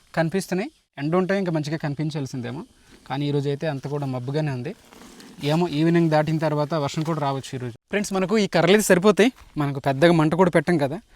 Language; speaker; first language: Telugu; native; Telugu